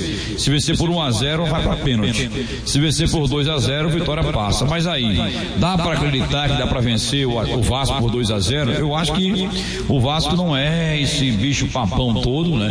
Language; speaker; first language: Portuguese; native; Portuguese